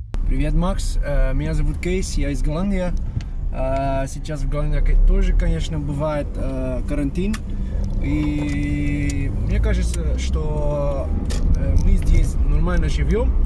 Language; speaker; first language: Russian; non-native, learner; Dutch